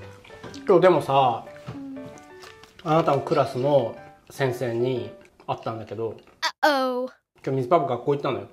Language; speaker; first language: Japanese; native; Japanese